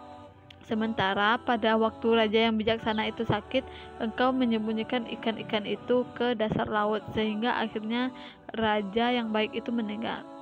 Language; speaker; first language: Indonesian; native; Indonesian